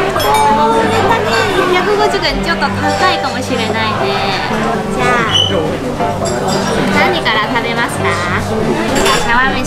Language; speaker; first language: Japanese; early bilingual, heritage; Chinese